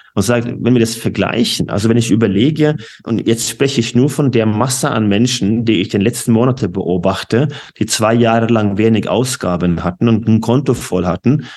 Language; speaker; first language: German; non-native, fluent; Norwegian